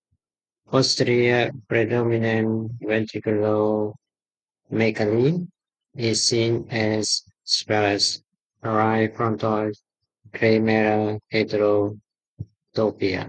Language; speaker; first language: English; non-native, fluent; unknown